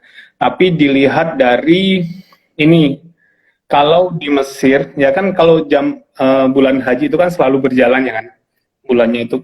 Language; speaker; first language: Indonesian; non-native, local second language; Javanese